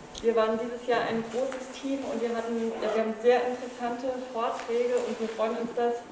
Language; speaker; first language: German; non-native, fluent; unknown